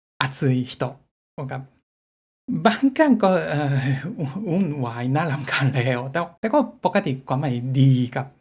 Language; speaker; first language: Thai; non-native, learner; Japanese